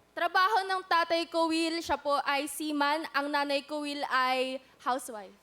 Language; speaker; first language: Filipino; native; Filipino